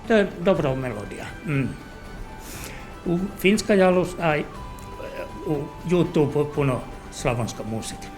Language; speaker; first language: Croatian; non-native, learner; Finnish